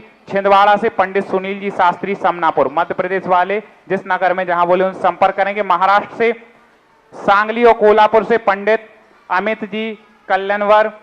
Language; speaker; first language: Hindi; native; Hindi